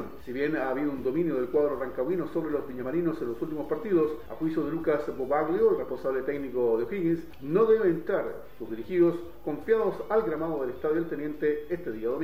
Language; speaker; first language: Spanish; native; Spanish